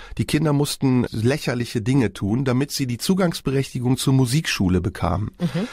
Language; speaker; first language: German; early bilingual, other home language; Turkish